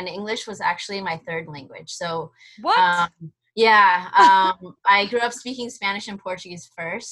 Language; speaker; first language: English; early bilingual, other home language; Spanish